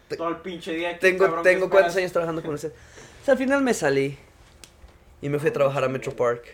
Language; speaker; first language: Spanish; native; Spanish